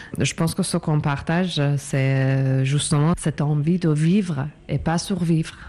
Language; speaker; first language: French; non-native, fluent; Persian